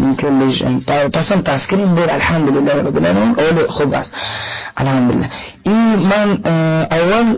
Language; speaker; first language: Persian; non-native, learner; Russian